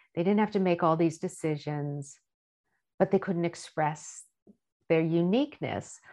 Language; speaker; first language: English; native; English